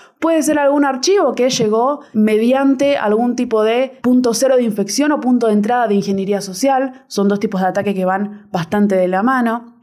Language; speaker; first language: Spanish; native; Spanish